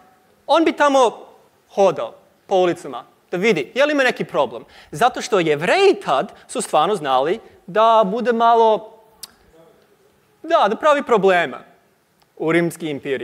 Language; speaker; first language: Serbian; non-native, learner; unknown